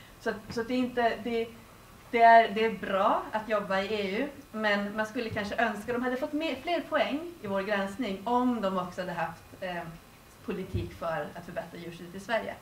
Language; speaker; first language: Swedish; native; Swedish